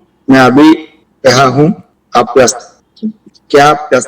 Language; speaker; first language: Hindi; non-native, learner; Telugu